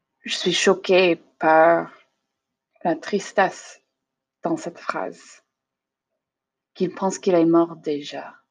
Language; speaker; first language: French; non-native, learner; English